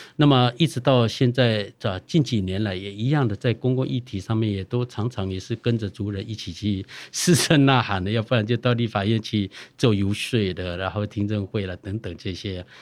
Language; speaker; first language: Chinese; non-native, local second language; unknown